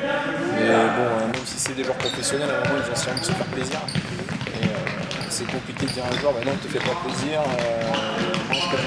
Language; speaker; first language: French; native; French